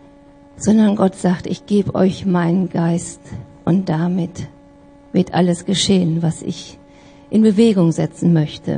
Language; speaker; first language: German; native; German